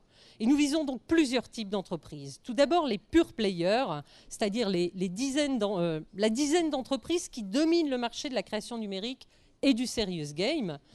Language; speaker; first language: French; native; French